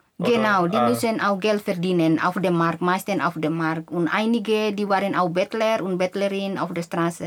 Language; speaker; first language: German; non-native, fluent; Indonesian